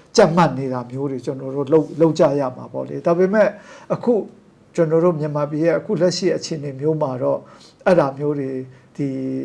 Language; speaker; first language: Burmese; non-native, local second language; Kachin